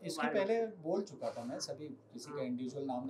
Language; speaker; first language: Hindi; native; Hindi